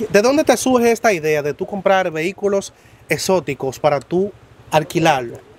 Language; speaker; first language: Spanish; native; Spanish